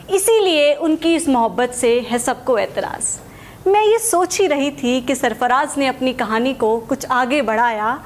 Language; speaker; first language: Hindi; native; Hindi